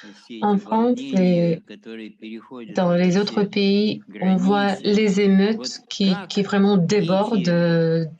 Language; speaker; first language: French; non-native, fluent; Russian